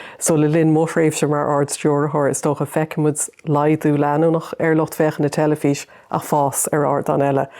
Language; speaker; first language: Irish; native; Irish